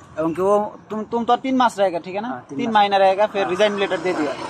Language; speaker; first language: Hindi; non-native, learner; Bangla